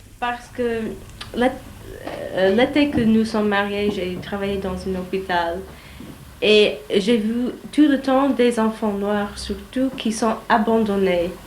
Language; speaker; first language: French; non-native, learner; English